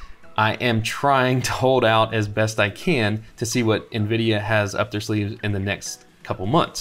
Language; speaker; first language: English; native; English